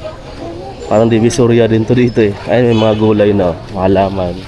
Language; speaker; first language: Filipino; non-native, local second language; Waray